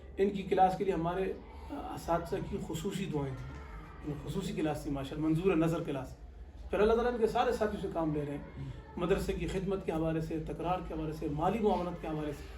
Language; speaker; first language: Urdu; non-native, local second language; Pashto